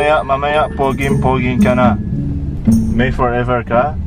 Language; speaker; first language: Filipino; non-native, learner; Arabic